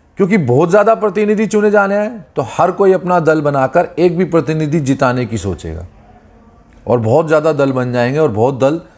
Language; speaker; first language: Hindi; native; Hindi